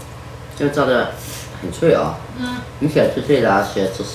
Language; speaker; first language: Chinese; native; Chinese